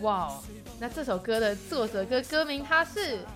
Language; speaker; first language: Chinese; native; Chinese